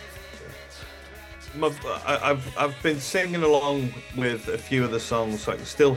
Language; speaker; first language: English; native; English